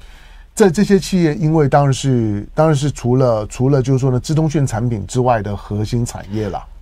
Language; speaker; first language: Chinese; native; Chinese